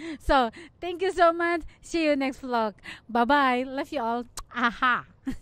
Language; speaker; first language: English; non-native, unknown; Indonesian